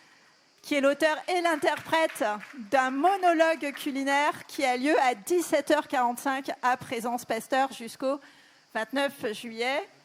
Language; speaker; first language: French; native; French